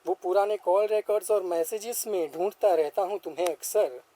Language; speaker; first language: Hindi; non-native, local second language; Gujarati